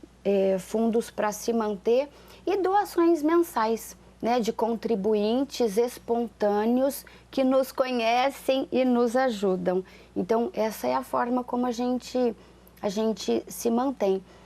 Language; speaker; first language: Portuguese; native; Portuguese